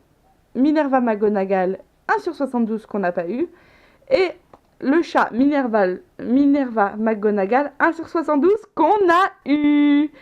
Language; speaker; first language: French; native; French